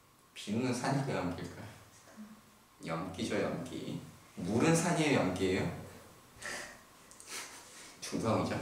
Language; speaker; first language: Korean; native; Korean